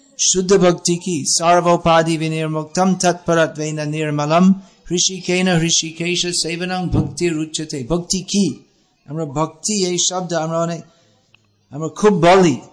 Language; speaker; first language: Bangla; non-native, fluent; English